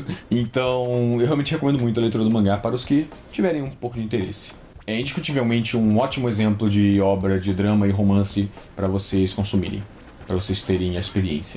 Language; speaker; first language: Portuguese; native; Portuguese